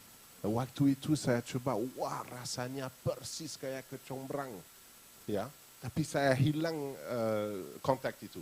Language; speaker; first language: Indonesian; non-native, fluent; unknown